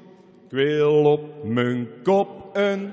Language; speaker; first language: Dutch; native; Dutch